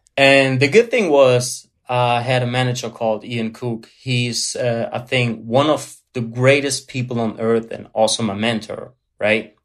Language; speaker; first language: English; non-native, fluent; German